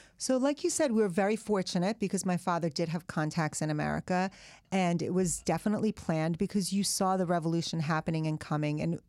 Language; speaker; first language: English; early bilingual, other home language; Persian